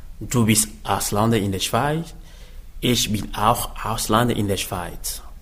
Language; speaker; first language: German; non-native, learner; French